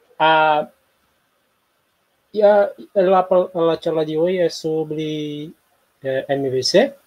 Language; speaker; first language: Spanish; non-native, learner; Portuguese